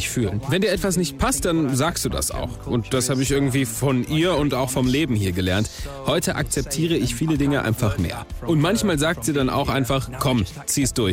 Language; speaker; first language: German; non-native, fluent; English